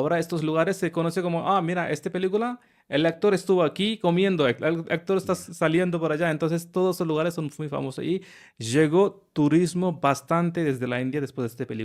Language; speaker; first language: Spanish; non-native, fluent; Hindi